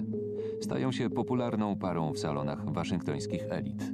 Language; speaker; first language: Polish; native; Polish